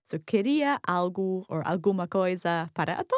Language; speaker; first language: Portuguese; non-native, learner; English